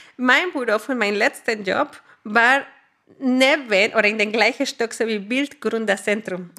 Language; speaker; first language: German; non-native, fluent; Spanish